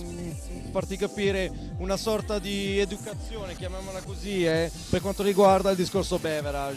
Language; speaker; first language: Italian; native; Italian